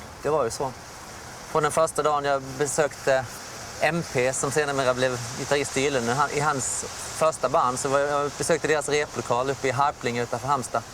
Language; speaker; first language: Swedish; native; Swedish